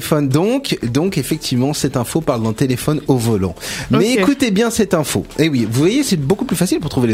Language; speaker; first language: French; native; French